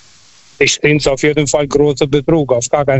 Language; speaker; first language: German; non-native, fluent; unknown